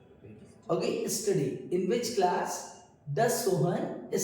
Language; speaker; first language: English; non-native, local second language; Hindi